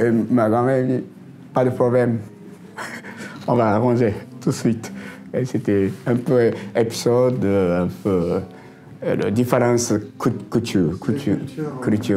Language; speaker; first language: French; non-native, learner; Japanese